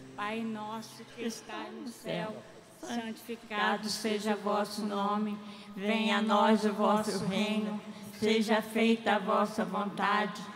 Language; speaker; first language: Portuguese; native; Portuguese